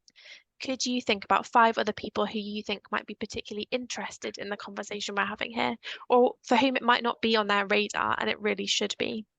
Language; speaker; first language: English; native; English